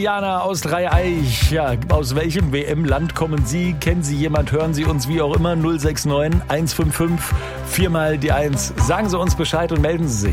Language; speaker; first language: German; native; German